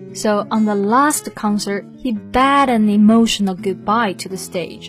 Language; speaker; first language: English; non-native, fluent; Chinese